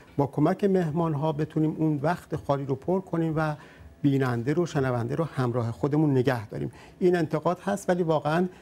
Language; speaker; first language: Persian; native; Persian